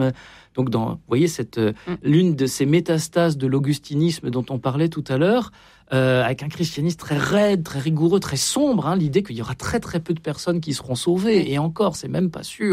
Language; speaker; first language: French; native; French